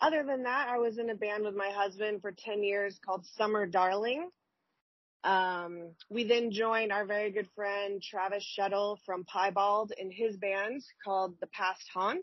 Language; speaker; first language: English; native; English